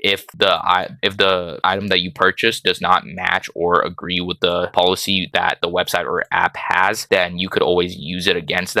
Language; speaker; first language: English; native; English